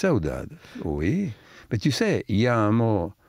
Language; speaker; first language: French; non-native, fluent; Italian